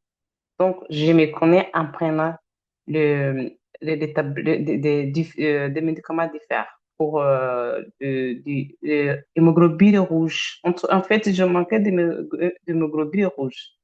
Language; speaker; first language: French; non-native, fluent; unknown